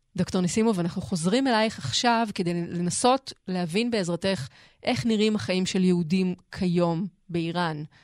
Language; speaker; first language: Hebrew; native; Hebrew